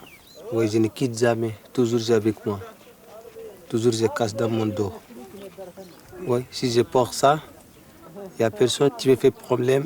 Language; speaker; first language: French; non-native, local second language; Fula